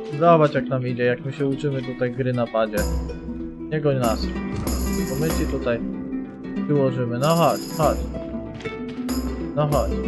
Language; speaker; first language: Polish; native; Polish